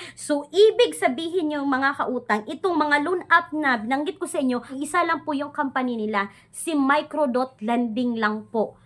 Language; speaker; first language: Filipino; non-native, local second language; Cebuano